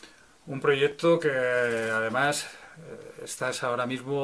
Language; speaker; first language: Spanish; native; Spanish